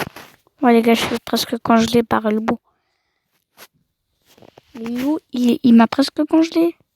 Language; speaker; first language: French; native; French